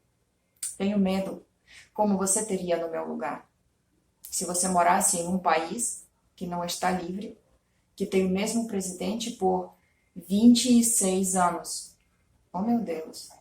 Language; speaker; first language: Portuguese; non-native, fluent; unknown